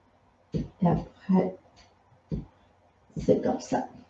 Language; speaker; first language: French; non-native, fluent; Chinese